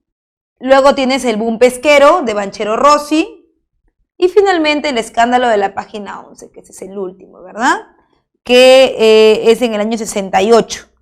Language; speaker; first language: Spanish; native; Spanish